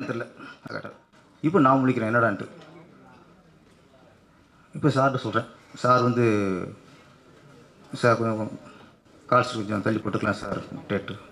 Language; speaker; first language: Tamil; native; Tamil